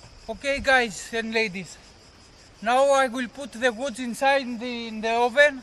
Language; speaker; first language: English; non-native, learner; Greek